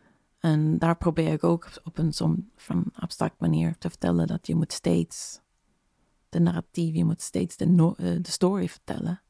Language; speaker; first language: Dutch; non-native, fluent; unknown